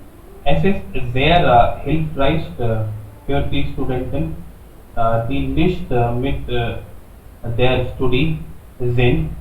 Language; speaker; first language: German; non-native, learner; Hindi